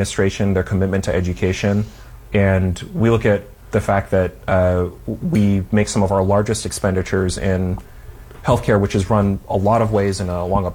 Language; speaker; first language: English; native; English